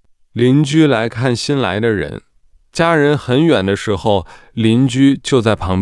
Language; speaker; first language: Chinese; non-native, fluent; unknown